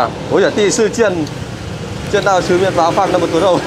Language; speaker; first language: Chinese; non-native, learner; Vietnamese